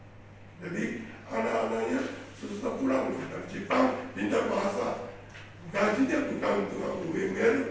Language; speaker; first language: Indonesian; non-native, fluent; Japanese